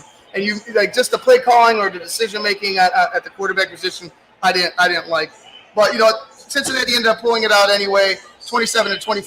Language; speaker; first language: English; native; English